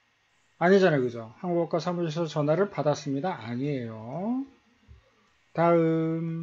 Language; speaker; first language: Korean; native; Korean